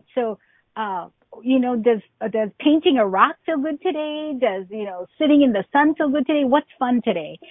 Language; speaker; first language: English; native; English